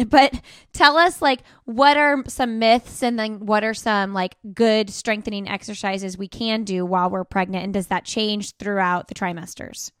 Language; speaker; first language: English; native; English